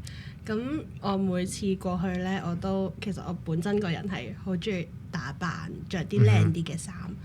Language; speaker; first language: Cantonese; early bilingual, other home language; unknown